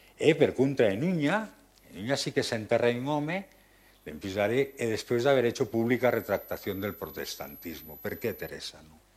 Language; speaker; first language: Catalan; non-native, local second language; Occitan